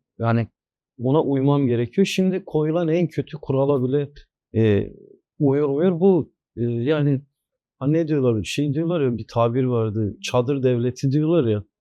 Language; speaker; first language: Turkish; non-native, local second language; Kurdish